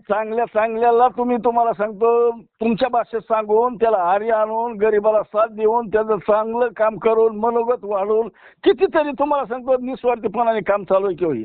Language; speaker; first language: Marathi; native; Marathi